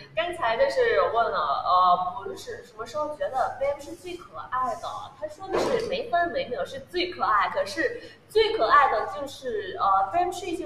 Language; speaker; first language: Chinese; non-native, fluent; Thai